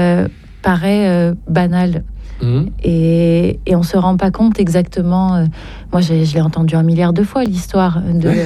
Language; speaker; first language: French; native; French